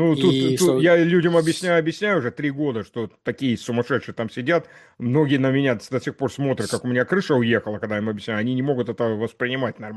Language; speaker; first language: Russian; early bilingual, heritage; Russian